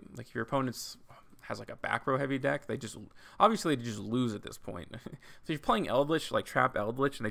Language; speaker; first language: English; native; English